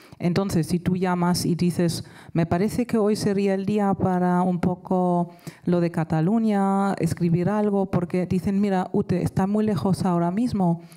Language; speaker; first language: Spanish; non-native, fluent; German